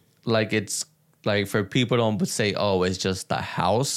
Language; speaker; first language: English; early bilingual, other home language; Spanish